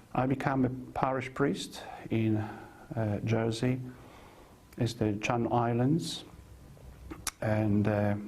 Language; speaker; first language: English; non-native, fluent; Polish